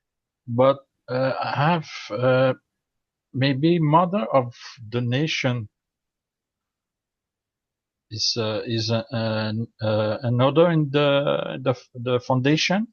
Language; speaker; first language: English; non-native, learner; French